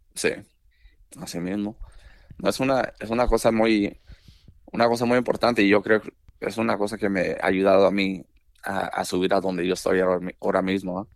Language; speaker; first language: Spanish; early bilingual, heritage; Spanish